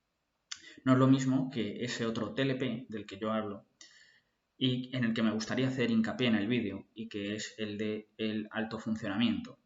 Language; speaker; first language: Spanish; native; Spanish